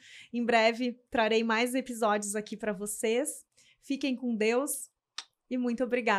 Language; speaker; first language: Portuguese; native; Portuguese